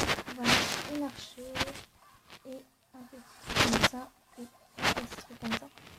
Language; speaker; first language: French; native; French